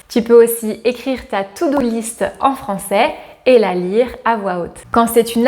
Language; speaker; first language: French; native; French